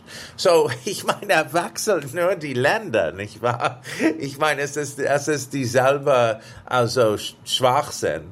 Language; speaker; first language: German; non-native, fluent; English